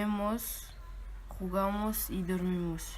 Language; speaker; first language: Spanish; non-native, learner; French